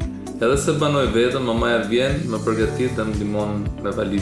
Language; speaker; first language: Albanian; early bilingual, heritage; Albanian